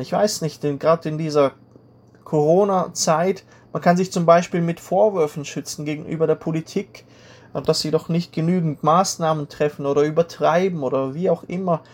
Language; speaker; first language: German; native; German